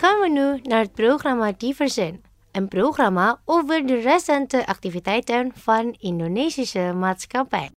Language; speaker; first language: Dutch; non-native, fluent; Indonesian